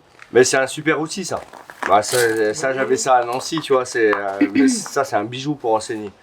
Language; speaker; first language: French; native; French